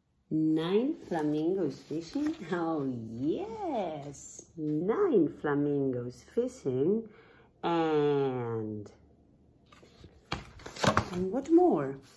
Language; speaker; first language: English; non-native, fluent; Spanish